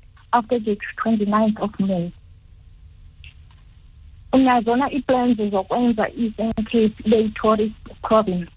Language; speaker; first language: English; non-native, local second language; Xhosa